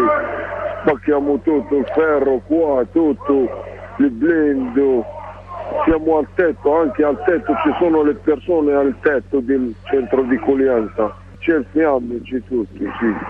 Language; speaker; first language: Italian; non-native, learner; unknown